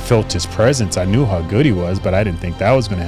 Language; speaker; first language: English; native; English